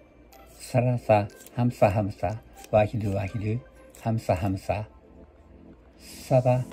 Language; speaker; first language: Arabic; non-native, learner; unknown